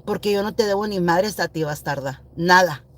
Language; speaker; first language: Spanish; early bilingual, heritage; Spanish